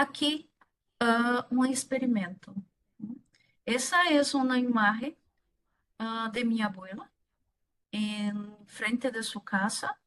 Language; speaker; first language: Spanish; non-native, fluent; Portuguese